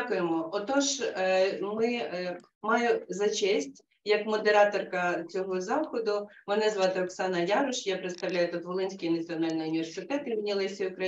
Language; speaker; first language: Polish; non-native, learner; Ukrainian